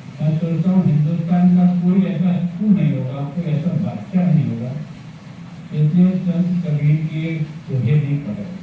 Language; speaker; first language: Hindi; native; Hindi